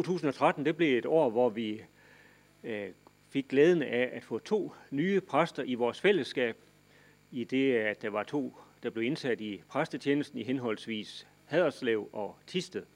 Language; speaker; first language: Danish; native; Danish